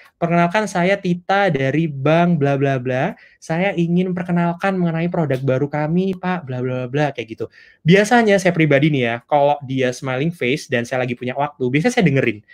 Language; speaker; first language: Indonesian; native; Indonesian